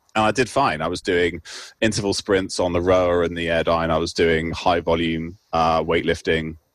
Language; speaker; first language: English; native; English